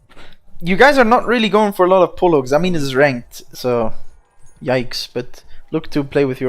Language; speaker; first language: English; non-native, fluent; German